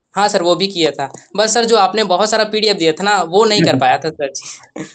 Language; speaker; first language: Hindi; native; Hindi